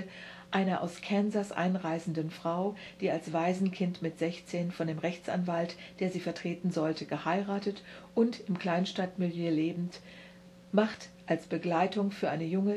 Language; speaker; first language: German; native; German